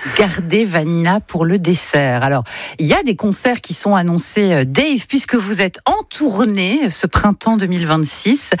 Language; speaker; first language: French; native; French